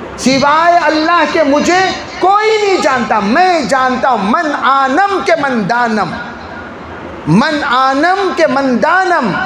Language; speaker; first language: Urdu; native; Urdu